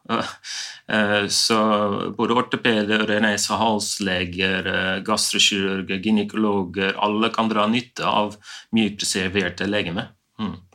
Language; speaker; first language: Norwegian; non-native, fluent; Dutch